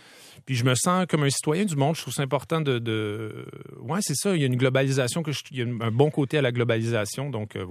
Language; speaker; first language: French; native; French